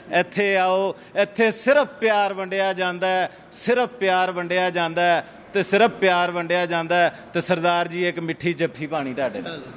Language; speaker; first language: Punjabi; native; Punjabi